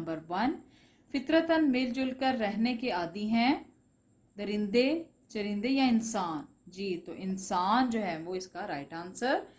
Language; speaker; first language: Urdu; non-native, local second language; Punjabi